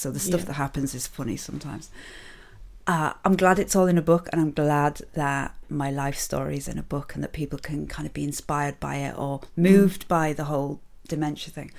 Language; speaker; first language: English; native; English